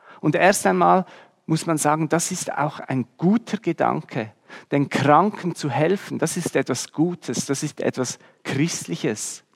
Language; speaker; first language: German; native; German